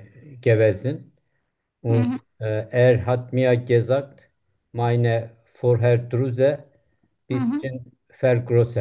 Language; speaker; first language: German; non-native, learner; Turkish